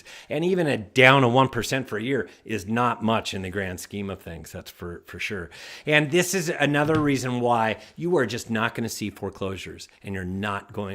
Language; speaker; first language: English; native; English